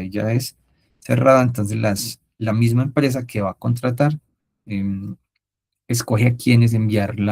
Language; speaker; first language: Spanish; native; Spanish